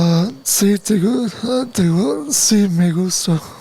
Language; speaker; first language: Spanish; non-native, learner; English